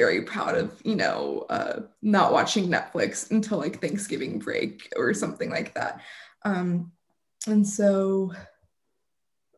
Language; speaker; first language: English; native; English